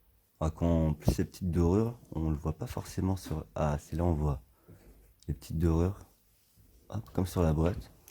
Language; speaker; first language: French; native; French